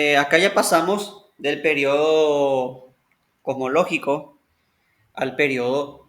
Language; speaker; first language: Spanish; native; Spanish